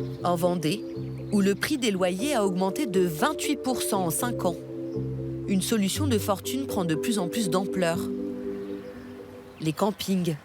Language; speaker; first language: French; native; French